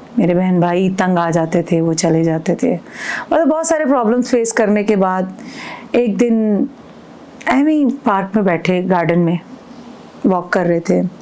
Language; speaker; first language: Urdu; non-native, local second language; Punjabi